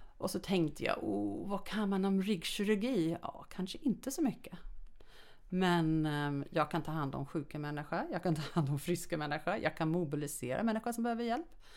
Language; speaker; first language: Swedish; non-native, fluent; English